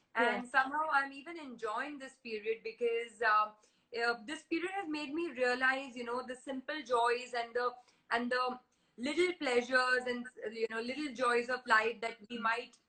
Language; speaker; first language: English; non-native, local second language; Hindi